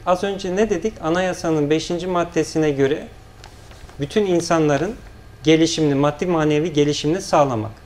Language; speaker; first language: Turkish; native; Turkish